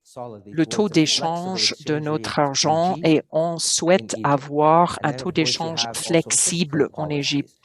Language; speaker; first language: French; non-native, fluent; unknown